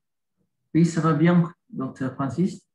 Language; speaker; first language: French; non-native, learner; Vietnamese